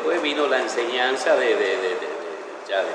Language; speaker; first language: Spanish; native; Spanish